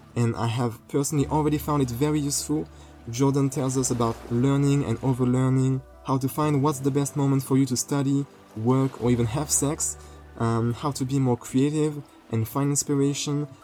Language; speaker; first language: English; non-native, fluent; French